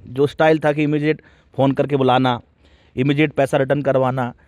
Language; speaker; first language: Hindi; native; Hindi